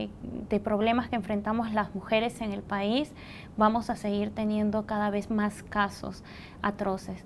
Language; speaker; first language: Spanish; native; Spanish